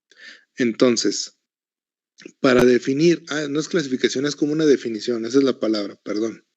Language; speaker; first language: Spanish; native; Spanish